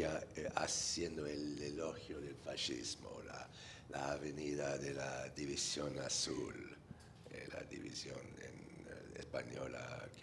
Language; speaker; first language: Spanish; non-native, fluent; English